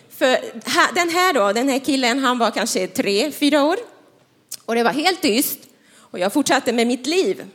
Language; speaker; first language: Swedish; non-native, fluent; Spanish